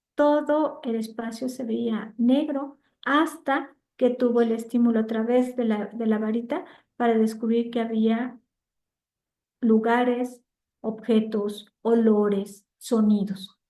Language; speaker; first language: Spanish; native; Spanish